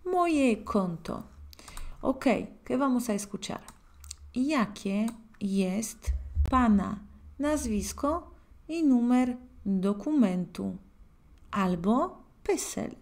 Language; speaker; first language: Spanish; non-native, fluent; Polish